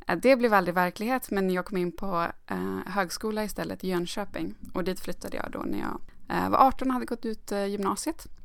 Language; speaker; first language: Swedish; native; Swedish